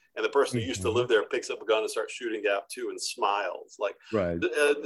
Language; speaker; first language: English; native; English